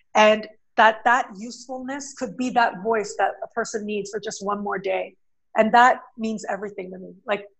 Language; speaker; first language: English; native; English